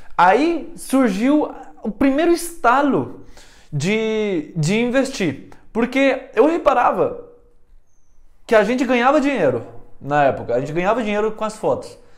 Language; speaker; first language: Portuguese; early bilingual, heritage; Portuguese